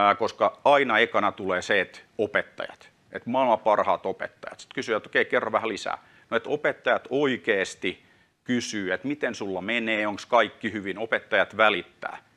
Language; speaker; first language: Finnish; non-native, local second language; Swedish